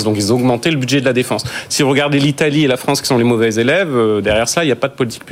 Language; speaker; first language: French; native; French